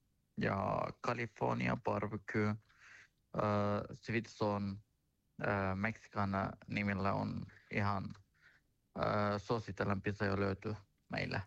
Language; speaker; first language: Finnish; non-native, learner; Turkish